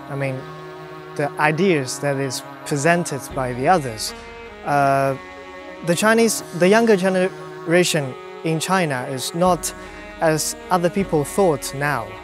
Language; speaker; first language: English; non-native, learner; Chinese